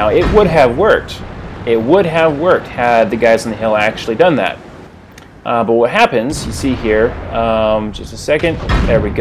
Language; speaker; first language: English; native; English